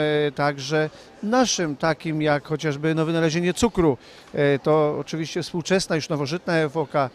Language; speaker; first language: Polish; native; Polish